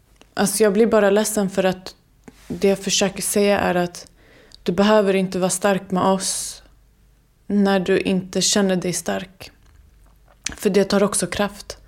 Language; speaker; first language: Swedish; early bilingual, other home language; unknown